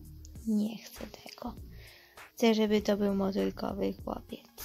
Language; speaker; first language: Polish; early bilingual, heritage; Polish